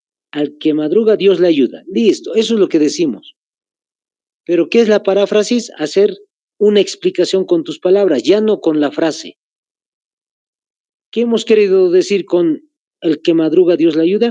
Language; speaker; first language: Spanish; native; Spanish